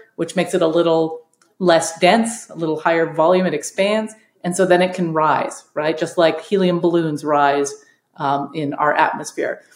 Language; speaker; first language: English; native; English